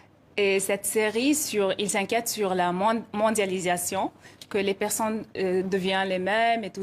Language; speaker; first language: French; non-native, fluent; Arabic